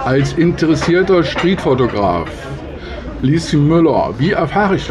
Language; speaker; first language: German; native; German